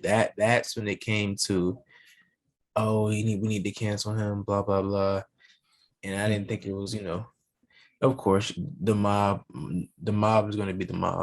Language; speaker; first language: English; native; English